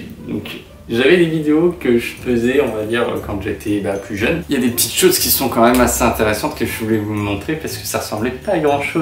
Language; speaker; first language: French; native; French